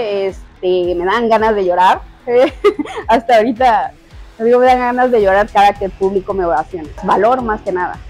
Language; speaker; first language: Spanish; native; Spanish